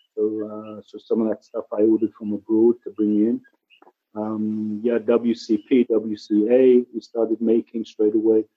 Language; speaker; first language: English; native; English